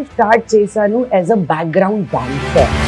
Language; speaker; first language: Telugu; non-native, learner; Hindi